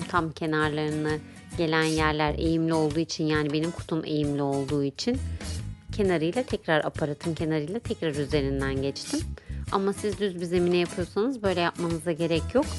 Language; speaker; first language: Turkish; native; Turkish